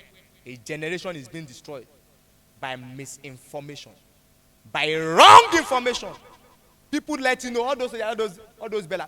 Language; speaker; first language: English; non-native, local second language; Yoruba